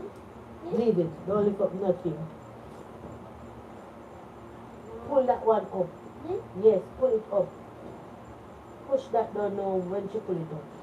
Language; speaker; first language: English; non-native, local second language; Jamaican Creole English